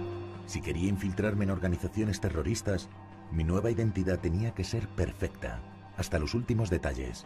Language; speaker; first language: Spanish; native; Spanish